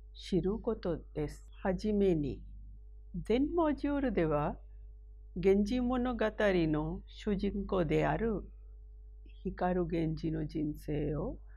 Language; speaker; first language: Japanese; non-native, fluent; Hindi